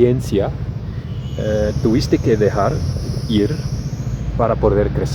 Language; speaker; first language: Spanish; non-native, fluent; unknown